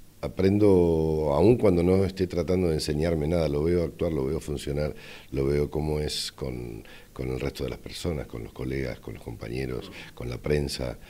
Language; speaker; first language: Spanish; native; Spanish